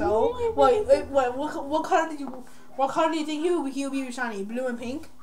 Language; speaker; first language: English; native; English